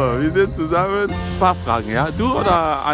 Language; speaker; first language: German; non-native, learner; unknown